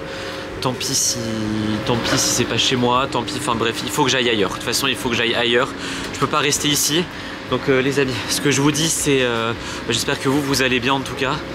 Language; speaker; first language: French; native; French